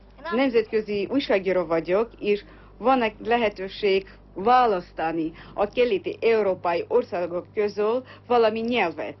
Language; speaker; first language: Hungarian; non-native, learner; Armenian